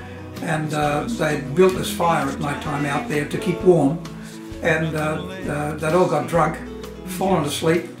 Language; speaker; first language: English; native; English